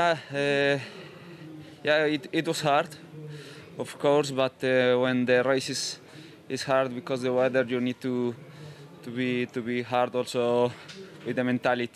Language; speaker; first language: English; non-native, fluent; Spanish